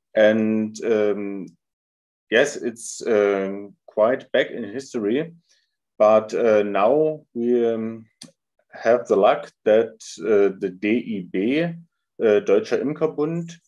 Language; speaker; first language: English; non-native, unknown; German